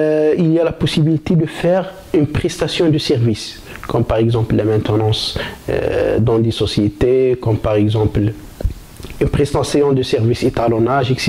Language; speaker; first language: French; non-native, local second language; Arabic